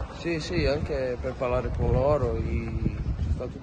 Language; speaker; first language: Italian; non-native, learner; Portuguese